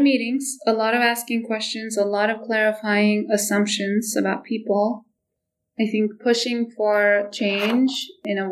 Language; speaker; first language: English; non-native, local second language; Nepali